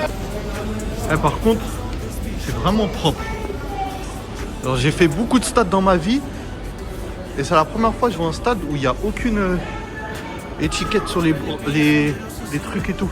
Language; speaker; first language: French; native; French